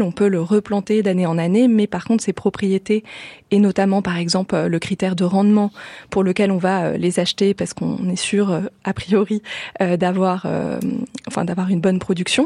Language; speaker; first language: French; native; French